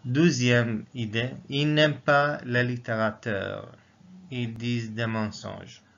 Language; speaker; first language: French; non-native, local second language; Arabic